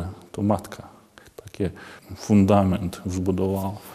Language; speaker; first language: Polish; non-native, learner; Latvian